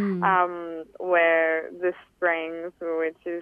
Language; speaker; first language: English; native; English